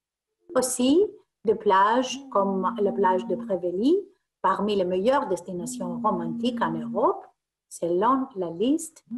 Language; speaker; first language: French; non-native, fluent; Greek